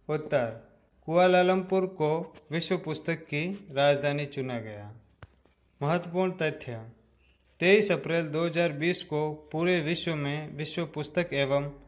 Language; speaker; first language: Hindi; native; Hindi